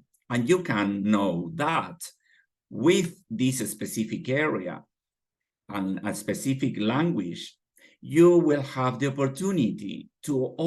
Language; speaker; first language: English; non-native, fluent; Spanish